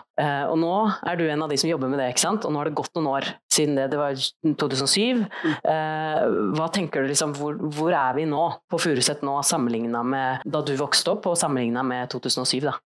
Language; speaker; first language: Norwegian; native; Norwegian